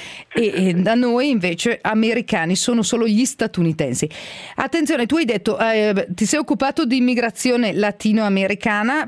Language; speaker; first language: Italian; native; Italian